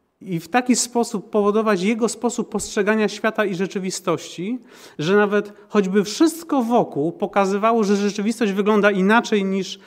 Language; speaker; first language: Polish; native; Polish